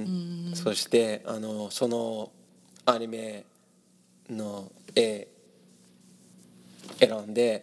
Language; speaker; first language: Japanese; non-native, learner; English